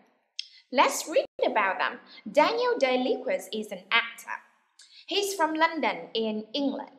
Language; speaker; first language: English; non-native, fluent; Vietnamese